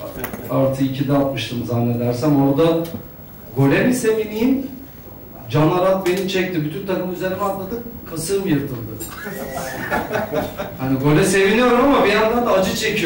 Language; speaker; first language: Turkish; native; Turkish